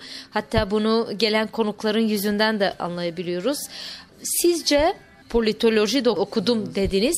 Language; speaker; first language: Turkish; native; Turkish